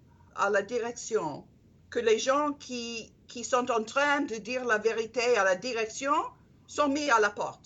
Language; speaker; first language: French; non-native, learner; English